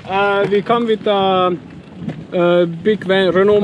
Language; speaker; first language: English; non-native, learner; German